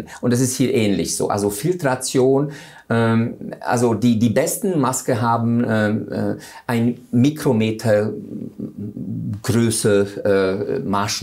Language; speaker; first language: German; non-native, fluent; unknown